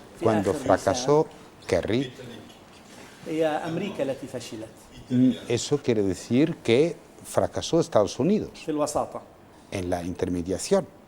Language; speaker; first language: Spanish; non-native, fluent; Arabic